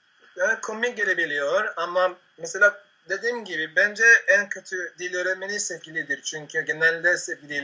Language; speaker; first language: Turkish; non-native, learner; Spanish